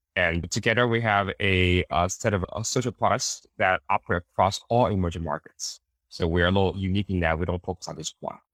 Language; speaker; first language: English; early bilingual, other home language; Chinese